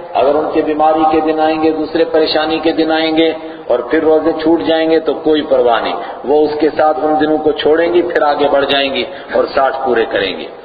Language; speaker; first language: Urdu; non-native, local second language; Punjabi